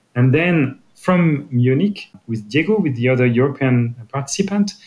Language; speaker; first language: English; non-native, fluent; French